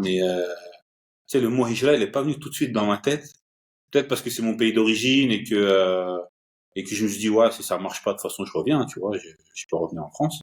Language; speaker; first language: French; early bilingual, other home language; Turkish